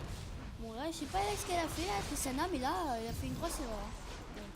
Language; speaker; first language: French; native; French